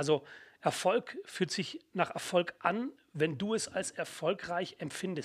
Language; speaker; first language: German; native; German